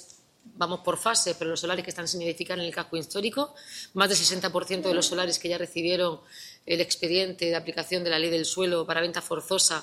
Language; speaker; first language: Spanish; native; Spanish